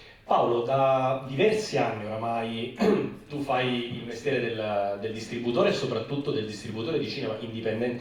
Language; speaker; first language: Italian; native; Italian